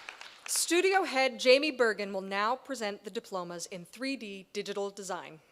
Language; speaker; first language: English; native; English